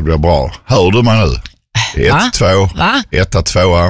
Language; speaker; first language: Swedish; native; Swedish